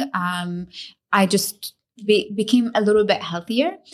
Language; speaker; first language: English; early bilingual, other home language; Arabic